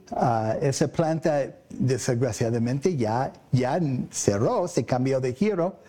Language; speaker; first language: Spanish; non-native, fluent; English